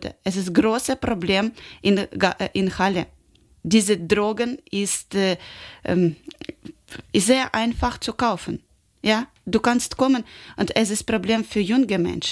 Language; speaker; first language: German; non-native, learner; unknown